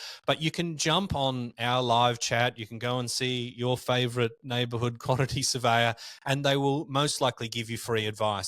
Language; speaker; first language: English; native; English